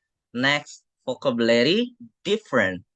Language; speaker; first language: English; non-native, fluent; Indonesian